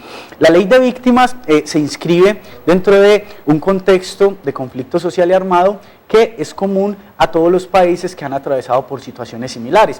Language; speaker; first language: Spanish; native; Spanish